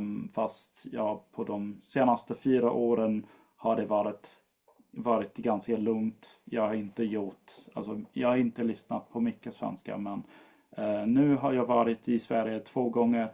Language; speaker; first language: Swedish; non-native, fluent; English